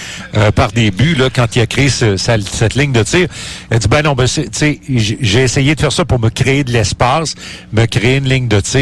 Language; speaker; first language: French; native; French